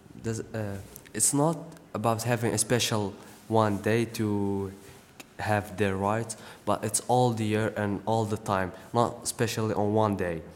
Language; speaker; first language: English; non-native, fluent; Arabic